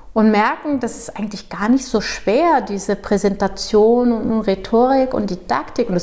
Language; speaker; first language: German; non-native, fluent; Portuguese